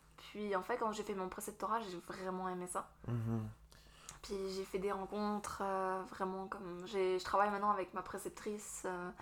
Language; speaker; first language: French; native; French